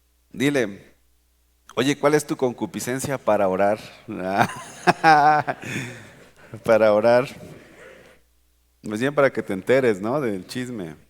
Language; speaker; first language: Spanish; native; Spanish